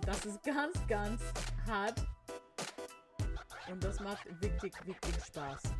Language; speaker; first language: German; non-native, learner; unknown